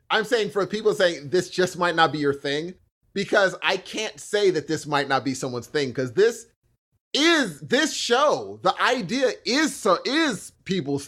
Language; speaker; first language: English; native; English